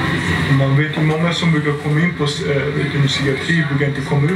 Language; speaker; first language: Swedish; native; Swedish